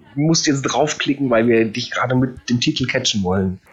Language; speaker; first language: German; early bilingual, other home language; Polish